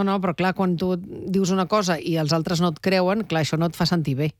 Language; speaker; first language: Catalan; native; Catalan